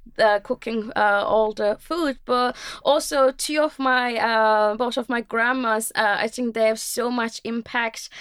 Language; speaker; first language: English; non-native, fluent; Turkish